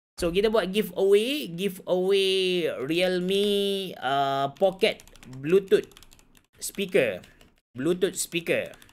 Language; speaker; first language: Malay; native; Malay